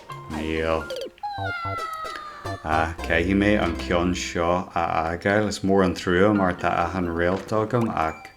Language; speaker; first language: Irish; non-native, local second language; English